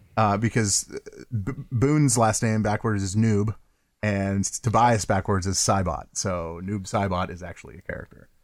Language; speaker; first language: English; native; English